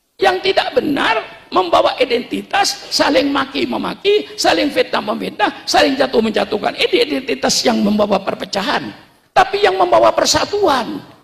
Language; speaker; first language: Indonesian; non-native, local second language; Madurese